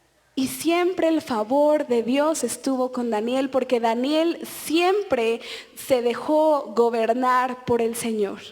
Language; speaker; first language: Spanish; native; Spanish